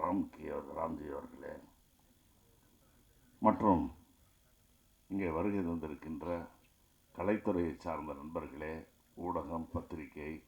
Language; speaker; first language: Tamil; native; Tamil